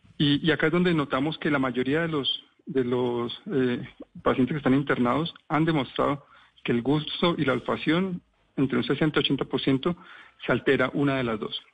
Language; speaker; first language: Spanish; native; Spanish